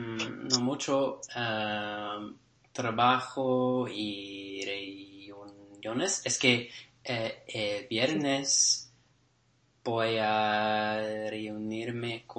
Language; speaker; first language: Spanish; non-native, learner; English